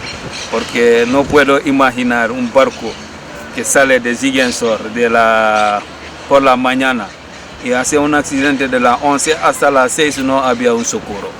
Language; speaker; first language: Spanish; non-native, learner; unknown